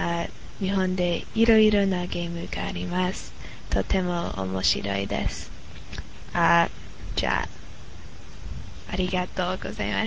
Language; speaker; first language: Japanese; non-native, learner; English